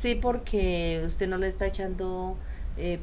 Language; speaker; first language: Spanish; native; Spanish